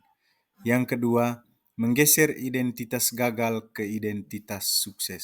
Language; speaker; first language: Indonesian; non-native, local second language; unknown